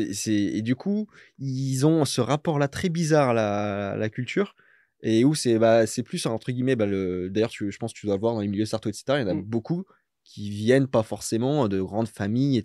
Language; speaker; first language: French; native; French